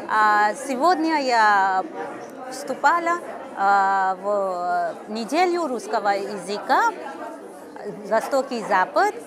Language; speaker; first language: Russian; non-native, fluent; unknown